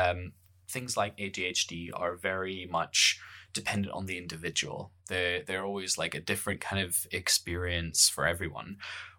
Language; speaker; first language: English; native; English